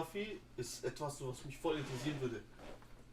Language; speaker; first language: German; native; German